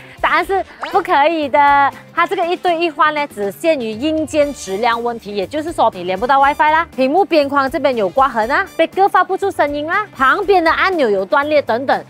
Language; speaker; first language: Chinese; native; Chinese